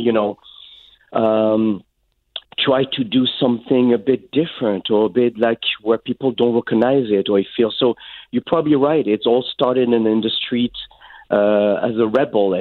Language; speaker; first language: English; non-native, fluent; French